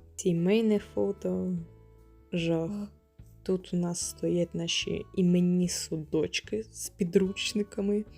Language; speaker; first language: Ukrainian; non-native, local second language; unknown